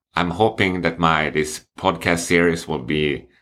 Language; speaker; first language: English; non-native, fluent; Swedish